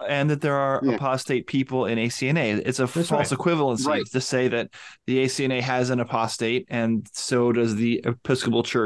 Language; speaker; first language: English; native; English